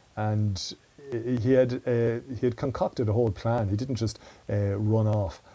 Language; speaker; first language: English; native; English